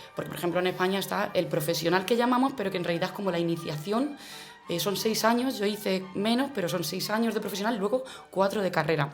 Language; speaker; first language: Spanish; native; Spanish